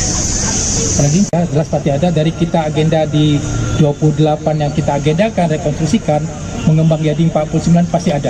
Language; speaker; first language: Indonesian; native; Indonesian